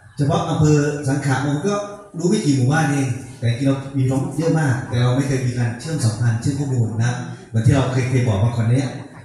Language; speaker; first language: Thai; non-native, local second language; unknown